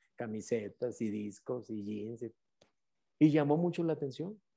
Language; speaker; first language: Spanish; native; Spanish